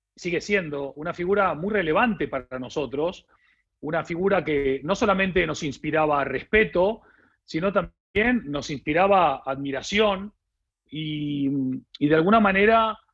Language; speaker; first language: Spanish; native; Spanish